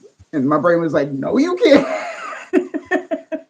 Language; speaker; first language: English; native; English